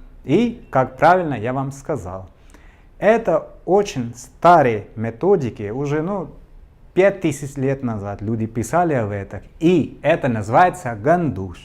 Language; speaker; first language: Russian; non-native, learner; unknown